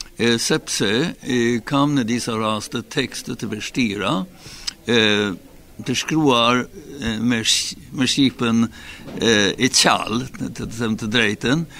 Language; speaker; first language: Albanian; non-native, fluent; Swedish